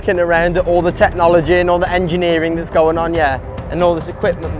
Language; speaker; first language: English; native; English